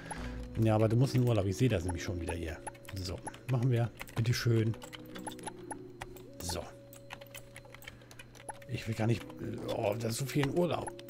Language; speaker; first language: German; native; German